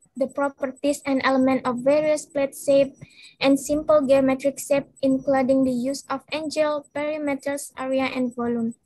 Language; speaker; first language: English; non-native, learner; Indonesian